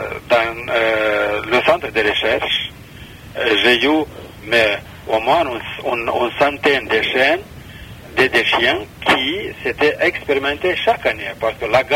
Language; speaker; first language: French; non-native, fluent; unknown